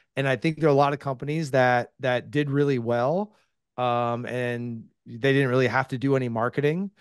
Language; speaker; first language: English; native; English